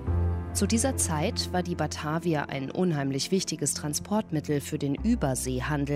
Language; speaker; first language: German; native; German